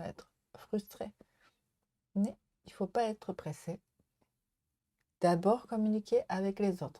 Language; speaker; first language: French; non-native, learner; Japanese